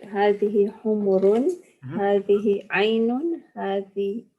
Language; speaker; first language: Arabic; non-native, learner; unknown